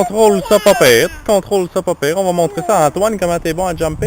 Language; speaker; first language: French; native; French